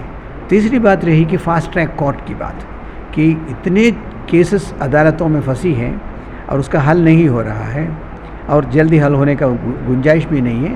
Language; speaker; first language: Hindi; native; Hindi